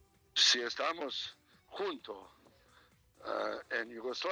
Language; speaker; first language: Spanish; non-native, learner; Serbian